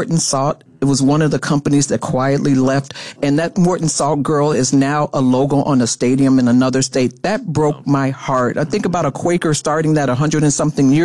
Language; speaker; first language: English; native; English